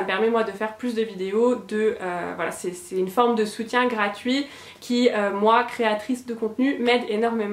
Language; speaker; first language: French; native; French